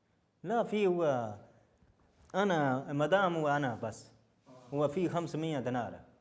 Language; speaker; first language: Arabic; non-native, learner; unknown